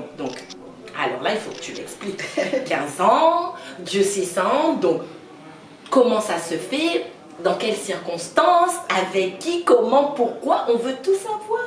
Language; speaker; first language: French; native; French